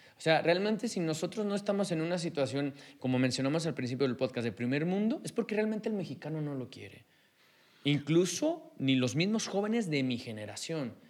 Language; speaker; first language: Spanish; native; Spanish